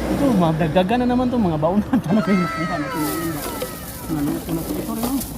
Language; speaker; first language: Filipino; non-native, local second language; Cebuano